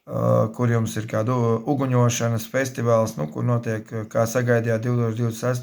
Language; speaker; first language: Latvian; native; Latvian